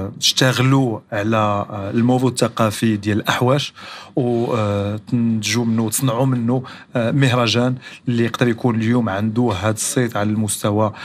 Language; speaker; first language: Arabic; native; Arabic